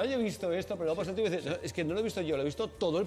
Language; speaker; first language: Spanish; native; Spanish